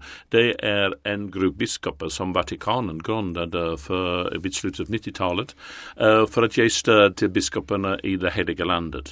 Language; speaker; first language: Swedish; non-native, fluent; English